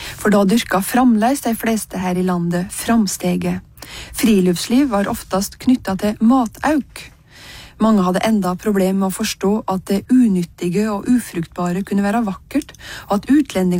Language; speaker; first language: Norwegian; native; Norwegian